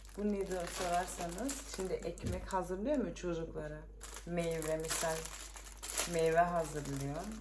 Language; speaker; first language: Turkish; early bilingual, heritage; Turkish